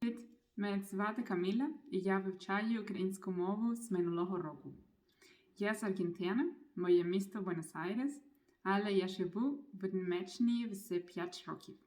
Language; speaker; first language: Ukrainian; non-native, learner; Spanish